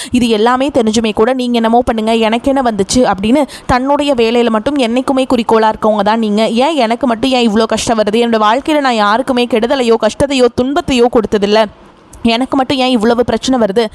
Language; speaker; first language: Tamil; native; Tamil